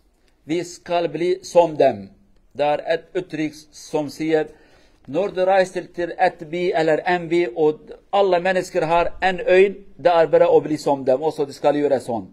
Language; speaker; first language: Norwegian; non-native, learner; Kurdish